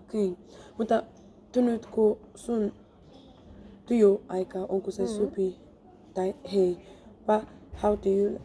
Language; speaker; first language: Finnish; non-native, learner; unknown